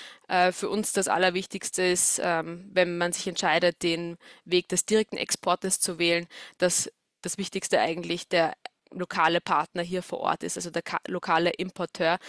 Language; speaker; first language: German; native; German